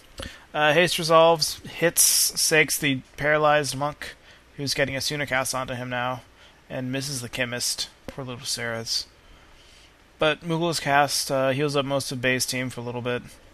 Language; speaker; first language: English; native; English